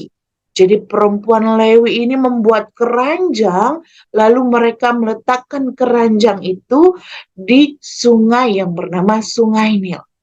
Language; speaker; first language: Indonesian; native; Indonesian